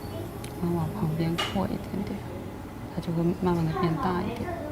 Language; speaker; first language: Chinese; native; Chinese